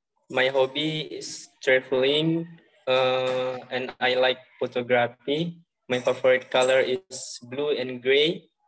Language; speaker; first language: English; non-native, learner; Indonesian